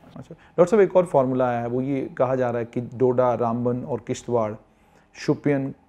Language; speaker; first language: Hindi; non-native, local second language; Kashmiri